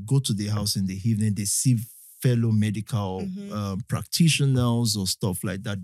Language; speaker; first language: English; non-native, local second language; Yoruba